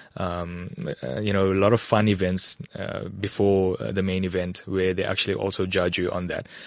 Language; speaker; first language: English; native; English